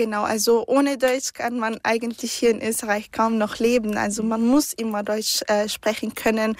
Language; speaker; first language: German; early bilingual, other home language; Arabic